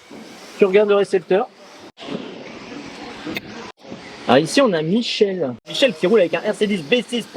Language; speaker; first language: French; native; French